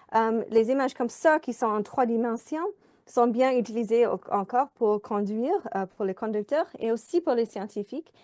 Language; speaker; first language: French; non-native, fluent; English